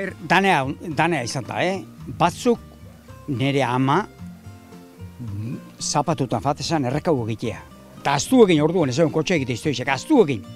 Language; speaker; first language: Basque; native; Basque